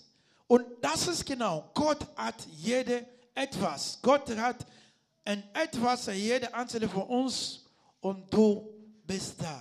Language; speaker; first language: German; non-native, learner; Lingala